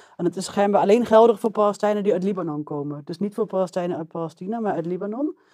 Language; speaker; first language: Dutch; early bilingual, other home language; Arabic